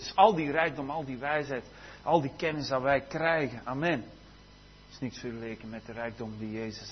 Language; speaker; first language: Dutch; native; Dutch